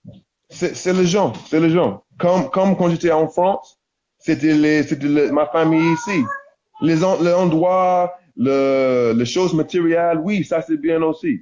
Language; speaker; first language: French; non-native, learner; English